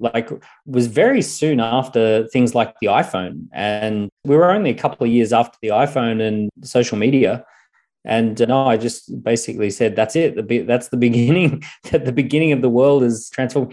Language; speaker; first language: English; native; English